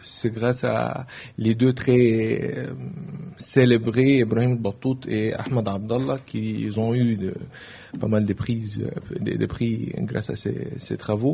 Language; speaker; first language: French; non-native, learner; Arabic